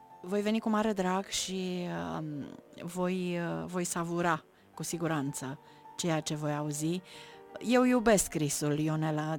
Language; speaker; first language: Romanian; native; Romanian